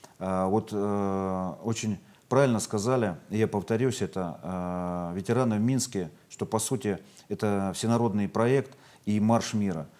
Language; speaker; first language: Russian; native; Russian